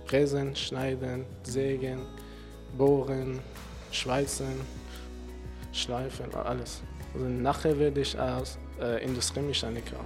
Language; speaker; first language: German; non-native, fluent; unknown